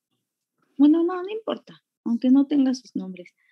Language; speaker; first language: Spanish; native; Spanish